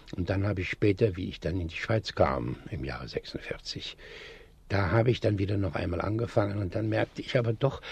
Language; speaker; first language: German; native; German